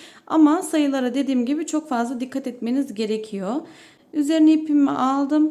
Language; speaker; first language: Turkish; native; Turkish